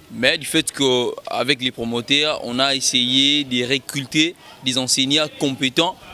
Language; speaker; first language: French; non-native, local second language; Lingala